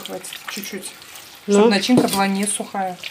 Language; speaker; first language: Russian; non-native, local second language; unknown